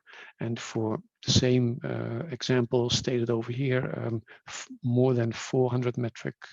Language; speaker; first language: English; non-native, fluent; Dutch